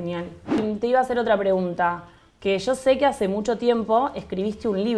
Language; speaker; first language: Spanish; native; Spanish